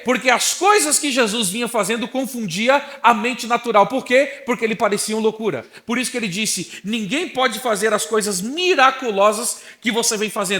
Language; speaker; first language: Portuguese; native; Portuguese